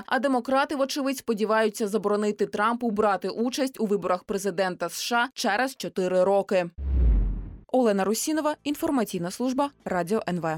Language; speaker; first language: Ukrainian; native; Ukrainian